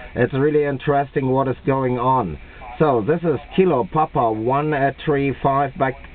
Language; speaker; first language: English; non-native, fluent; German